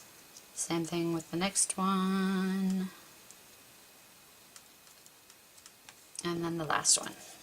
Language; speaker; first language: English; native; English